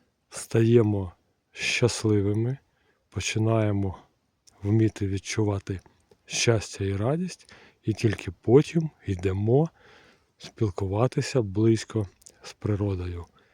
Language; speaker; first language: Ukrainian; non-native, local second language; Russian